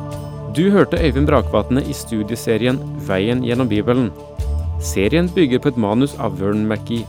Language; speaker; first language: Norwegian; native; Norwegian